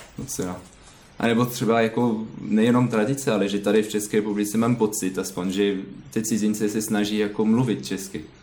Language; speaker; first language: Czech; non-native, learner; French